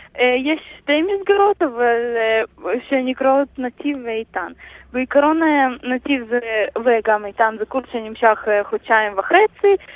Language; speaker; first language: Hebrew; early bilingual, other home language; Russian